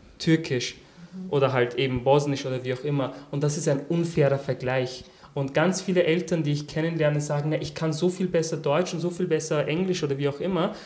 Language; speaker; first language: German; early bilingual, other home language; Turkish